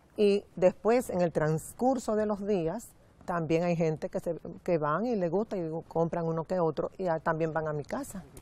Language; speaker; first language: Spanish; native; Spanish